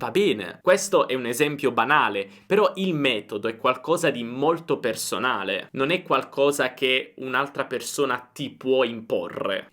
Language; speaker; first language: Italian; native; Italian